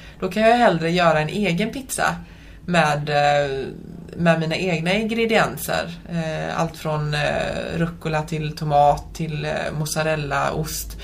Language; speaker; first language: Swedish; early bilingual, other home language; Polish